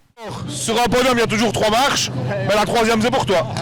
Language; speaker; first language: French; native; French